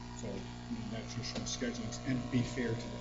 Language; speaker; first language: English; native; English